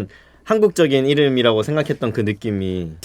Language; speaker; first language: Korean; native; Korean